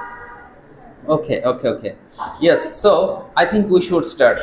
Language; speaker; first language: English; non-native, fluent; Bangla